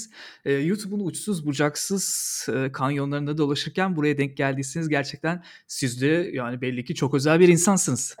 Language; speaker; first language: Turkish; native; Turkish